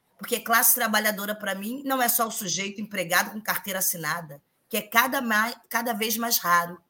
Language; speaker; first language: Portuguese; native; Portuguese